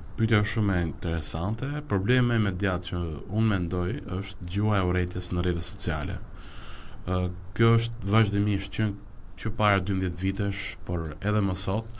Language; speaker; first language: Albanian; non-native, local second language; Romany